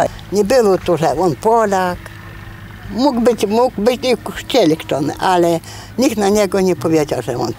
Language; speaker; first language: Polish; non-native, local second language; Ukrainian